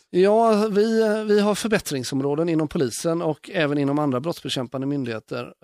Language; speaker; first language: Swedish; native; Swedish